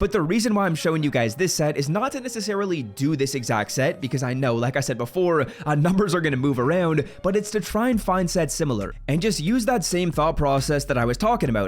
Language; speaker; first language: English; native; English